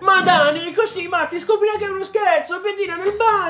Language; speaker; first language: Italian; native; Italian